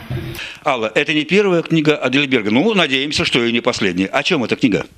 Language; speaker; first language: Russian; native; Russian